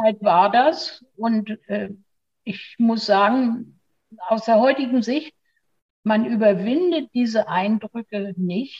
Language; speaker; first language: German; native; German